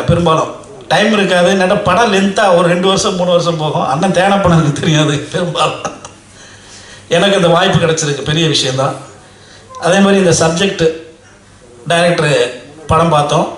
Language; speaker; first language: Tamil; native; Tamil